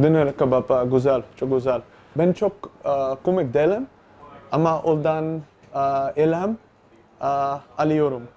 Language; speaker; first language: Turkish; non-native, learner; Dutch